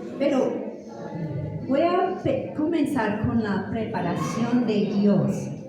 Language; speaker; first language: Spanish; non-native, fluent; English